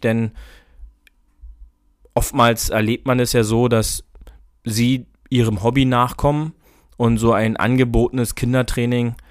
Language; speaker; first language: German; native; German